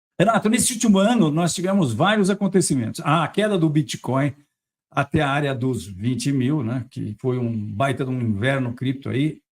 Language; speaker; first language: Portuguese; native; Portuguese